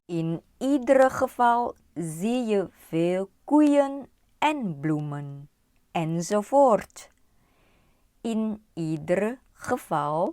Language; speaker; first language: Dutch; non-native, learner; Thai